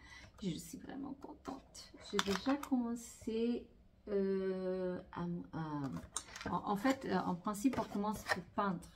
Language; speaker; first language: French; non-native, fluent; Portuguese